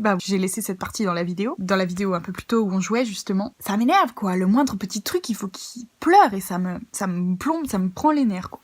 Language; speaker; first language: French; native; French